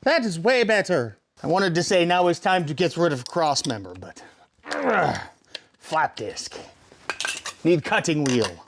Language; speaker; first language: English; native; English